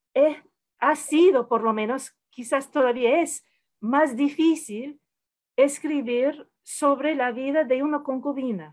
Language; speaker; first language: Spanish; non-native, fluent; English